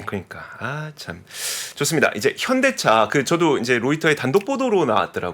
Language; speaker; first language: Korean; native; Korean